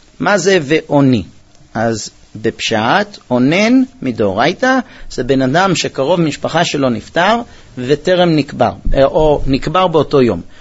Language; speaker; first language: Hebrew; early bilingual, heritage; Hebrew